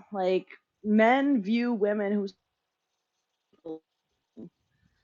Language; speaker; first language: English; native; English